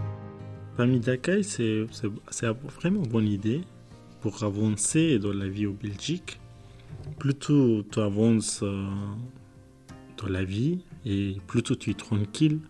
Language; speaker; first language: French; non-native, learner; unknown